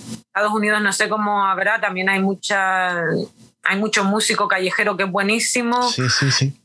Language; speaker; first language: Spanish; native; Spanish